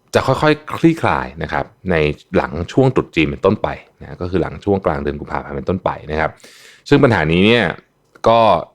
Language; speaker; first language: Thai; native; Thai